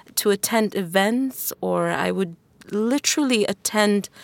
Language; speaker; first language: English; non-native, fluent; Wolof